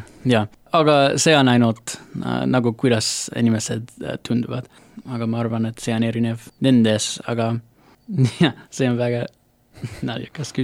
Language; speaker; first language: Estonian; non-native, learner; English